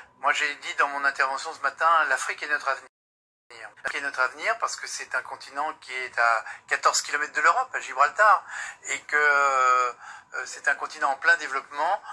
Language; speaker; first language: French; native; French